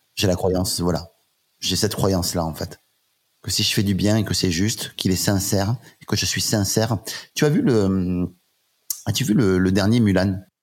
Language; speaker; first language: French; native; French